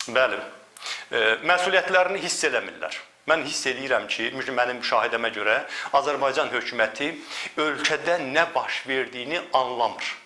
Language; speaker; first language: Azerbaijani; native; Azerbaijani